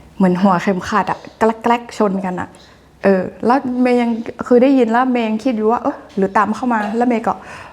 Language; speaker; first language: Thai; native; Thai